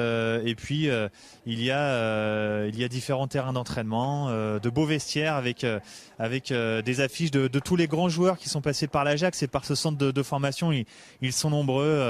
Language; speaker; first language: French; native; French